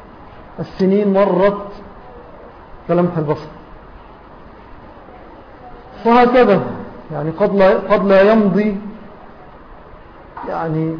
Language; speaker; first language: Arabic; native; Arabic